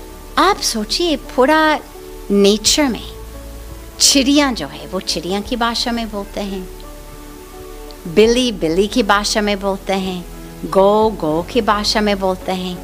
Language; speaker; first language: Hindi; non-native, fluent; English